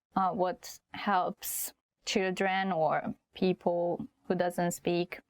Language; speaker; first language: English; non-native, fluent; Hungarian